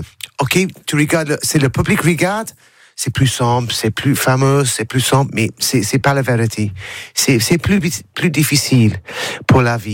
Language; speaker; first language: French; non-native, learner; English